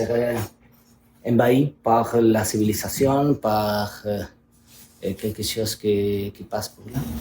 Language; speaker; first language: French; non-native, learner; Spanish